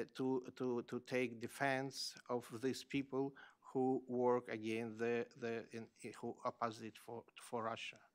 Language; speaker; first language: English; non-native, learner; Russian